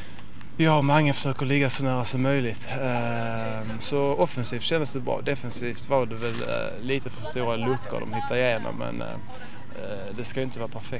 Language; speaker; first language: Swedish; native; Swedish